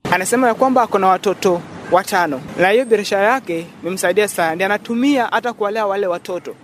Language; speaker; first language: Swahili; non-native, local second language; Luo (Kenya and Tanzania)